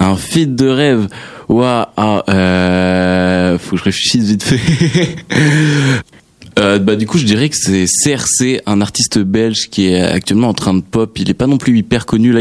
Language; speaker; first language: French; native; French